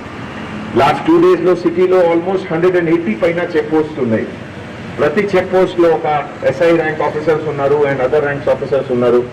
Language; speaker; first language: Telugu; non-native, local second language; Hindi